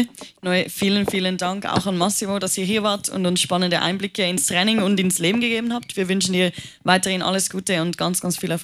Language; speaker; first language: German; native; German